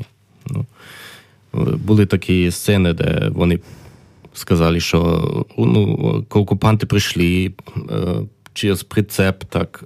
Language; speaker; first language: Ukrainian; non-native, learner; German